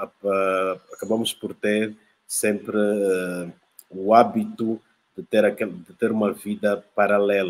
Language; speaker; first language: Portuguese; native; Portuguese